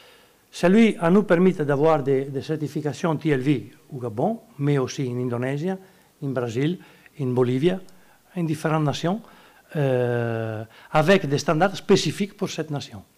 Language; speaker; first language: French; non-native, learner; Italian